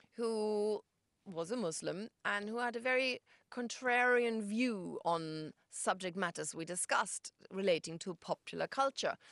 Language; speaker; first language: English; non-native, fluent; German